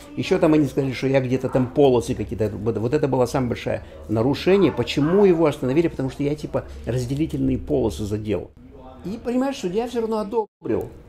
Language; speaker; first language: Russian; native; Russian